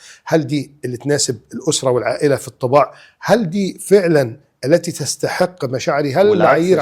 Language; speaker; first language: Arabic; native; Arabic